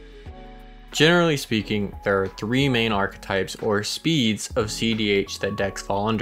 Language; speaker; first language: English; native; English